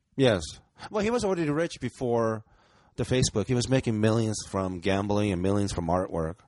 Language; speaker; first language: English; early bilingual, other home language; Japanese